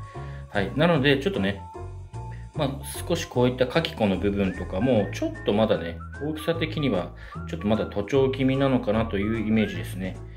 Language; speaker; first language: Japanese; native; Japanese